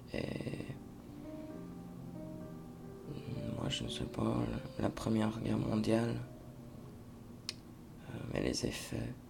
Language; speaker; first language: French; non-native, fluent; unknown